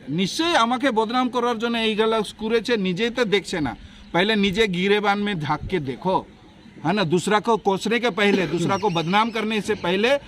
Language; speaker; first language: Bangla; non-native, local second language; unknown